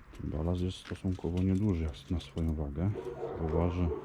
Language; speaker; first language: Polish; native; Polish